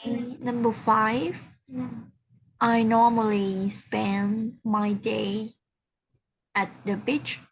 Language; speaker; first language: English; non-native, learner; Vietnamese